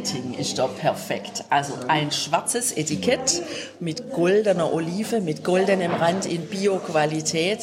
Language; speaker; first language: German; native; German